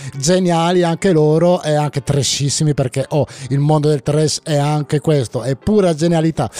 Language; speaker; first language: Italian; native; Italian